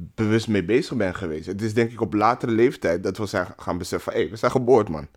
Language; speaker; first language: Dutch; native; Dutch